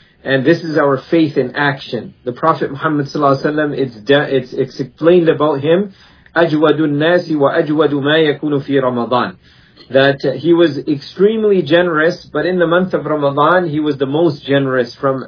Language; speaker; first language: English; native; English